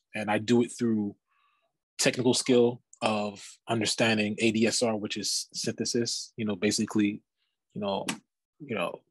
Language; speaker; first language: English; native; English